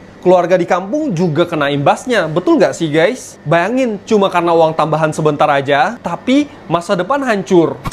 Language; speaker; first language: Indonesian; native; Indonesian